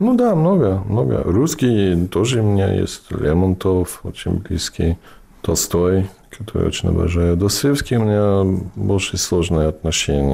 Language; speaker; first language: Russian; non-native, fluent; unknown